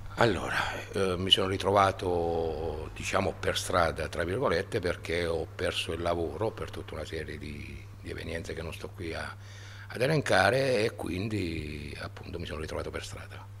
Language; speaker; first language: Italian; native; Italian